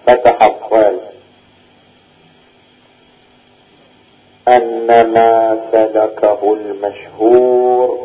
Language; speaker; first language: Arabic; native; Arabic